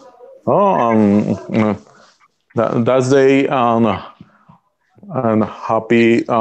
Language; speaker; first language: English; non-native, learner; Spanish